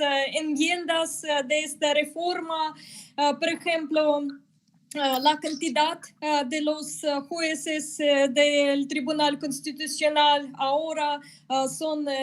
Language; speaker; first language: Spanish; non-native, fluent; Russian